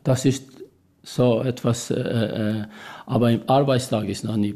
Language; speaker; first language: German; non-native, learner; Albanian